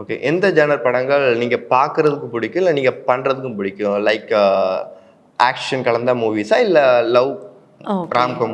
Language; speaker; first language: Tamil; native; Tamil